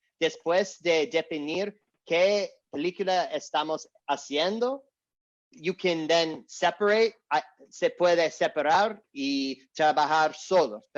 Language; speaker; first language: Spanish; non-native, learner; English